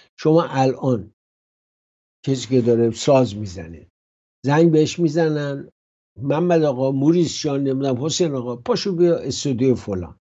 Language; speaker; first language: Persian; native; Persian